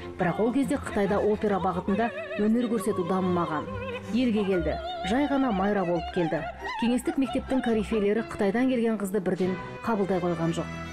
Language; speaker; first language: Kazakh; native; Kazakh